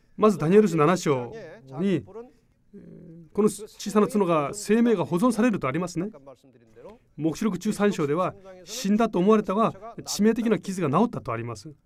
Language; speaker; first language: Japanese; non-native, fluent; Korean